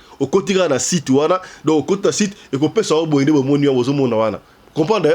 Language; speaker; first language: Lingala; native; Lingala